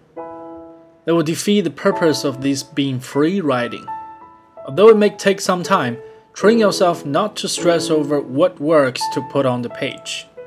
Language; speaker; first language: English; non-native, fluent; Chinese